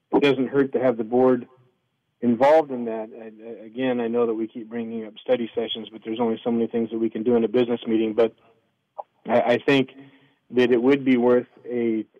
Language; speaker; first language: English; native; English